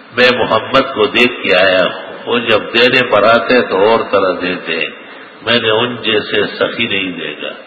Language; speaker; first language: Urdu; non-native, local second language; Pashto